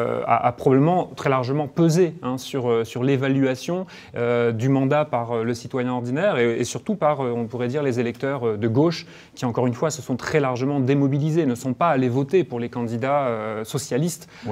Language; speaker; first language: French; native; French